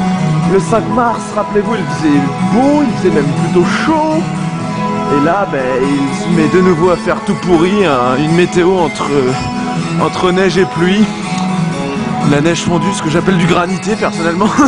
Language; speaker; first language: French; native; French